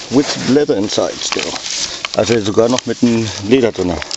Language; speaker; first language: German; native; German